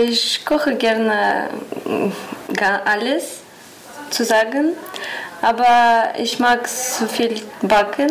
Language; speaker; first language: German; non-native, learner; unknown